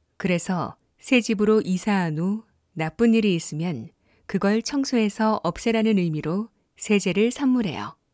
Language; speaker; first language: Korean; native; Korean